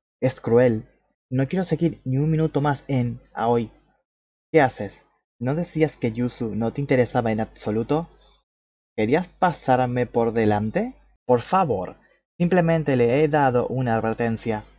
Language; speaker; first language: Spanish; native; Spanish